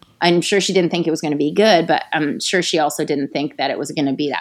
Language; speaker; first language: English; native; English